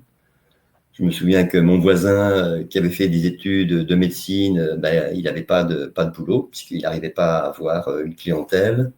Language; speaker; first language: French; native; French